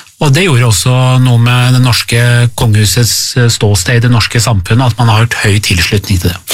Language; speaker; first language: Norwegian; early bilingual, other home language; Persian